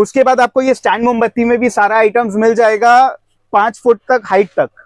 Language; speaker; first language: Hindi; non-native, local second language; Bangla